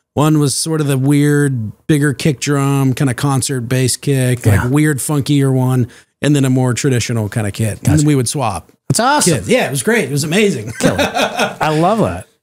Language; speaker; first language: English; native; English